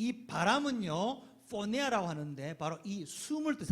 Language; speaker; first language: Korean; native; Korean